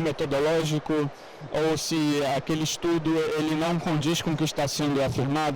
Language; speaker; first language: Portuguese; native; Portuguese